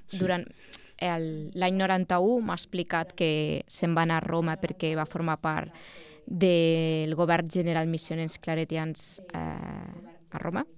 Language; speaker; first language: Catalan; native; Catalan